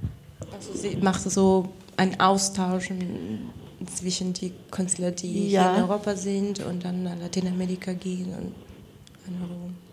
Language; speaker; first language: German; non-native, fluent; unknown